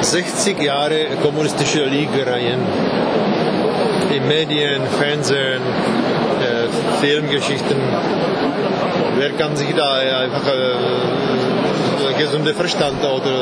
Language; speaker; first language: German; non-native, fluent; Czech